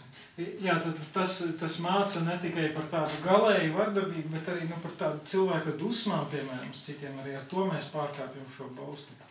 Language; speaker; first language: Latvian; native; Latvian